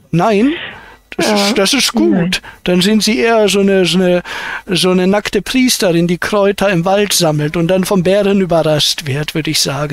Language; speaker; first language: German; native; German